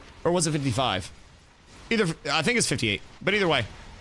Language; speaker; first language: English; native; English